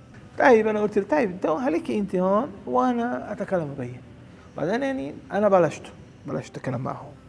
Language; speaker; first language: Arabic; non-native, learner; Portuguese